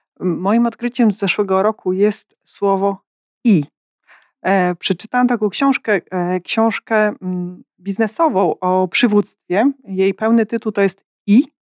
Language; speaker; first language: Polish; native; Polish